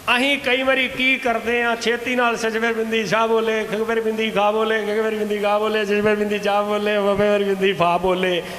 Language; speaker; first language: Punjabi; native; Punjabi